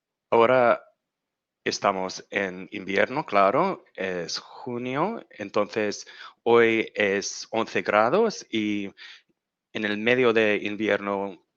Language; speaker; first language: Spanish; non-native, learner; English